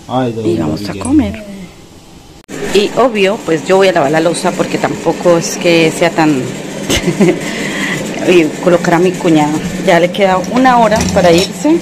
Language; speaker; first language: Spanish; native; Spanish